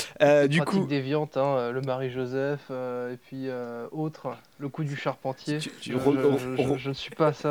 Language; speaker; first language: French; native; French